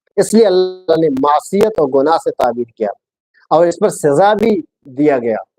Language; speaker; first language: Urdu; non-native, local second language; Baluchi